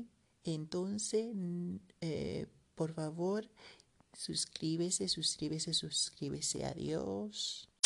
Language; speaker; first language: Spanish; non-native, learner; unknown